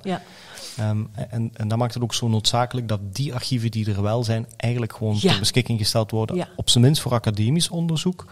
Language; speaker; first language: Dutch; native; Dutch